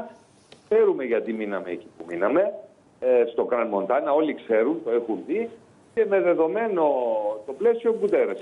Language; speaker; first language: Greek; native; Greek